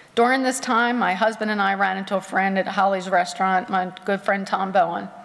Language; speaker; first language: English; native; English